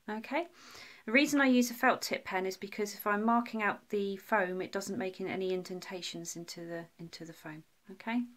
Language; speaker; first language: English; native; English